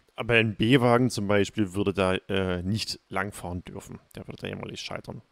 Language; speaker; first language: German; native; German